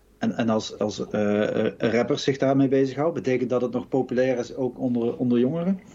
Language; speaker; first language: Dutch; native; Dutch